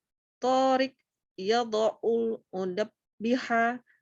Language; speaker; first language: Arabic; non-native, learner; Indonesian